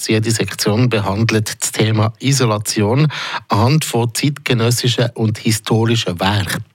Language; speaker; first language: German; native; German